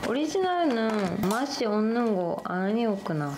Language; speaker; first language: Korean; non-native, learner; Japanese